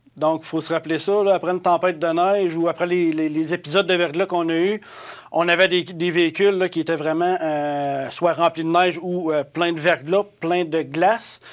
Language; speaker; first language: French; native; French